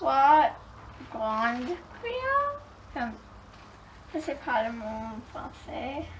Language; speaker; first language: French; non-native, learner; English